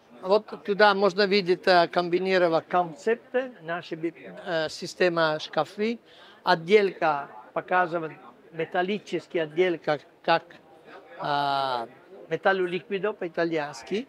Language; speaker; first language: Russian; non-native, fluent; Italian